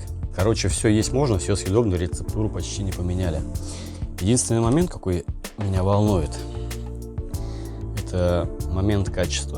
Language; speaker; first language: Russian; native; Russian